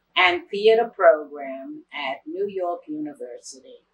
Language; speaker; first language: English; native; English